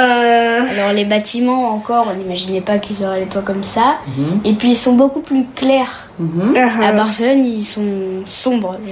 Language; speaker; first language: French; early bilingual, heritage; French